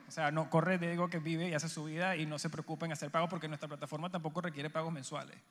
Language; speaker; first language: Spanish; native; Spanish